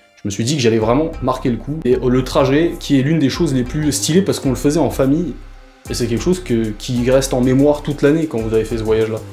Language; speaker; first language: French; early bilingual, other home language; Portuguese